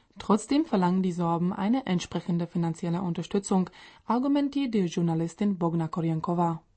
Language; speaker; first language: German; non-native, fluent; Czech